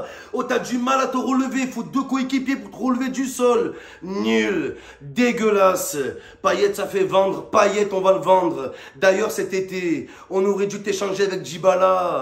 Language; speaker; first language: French; native; French